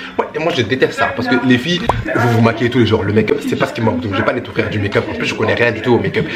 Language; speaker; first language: French; early bilingual, other home language; Bambara